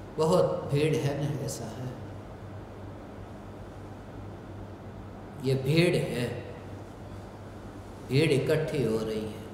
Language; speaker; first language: Hindi; non-native, local second language; Gujarati